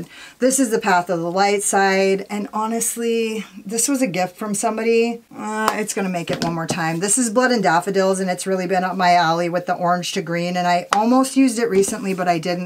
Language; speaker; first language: English; native; English